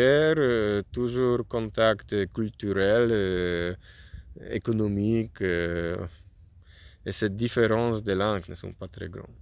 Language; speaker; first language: French; non-native, learner; Polish